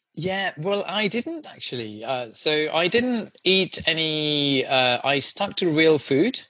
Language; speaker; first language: English; non-native, local second language; Sinhala